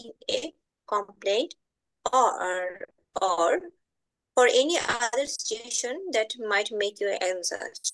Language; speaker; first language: English; non-native, learner; Bangla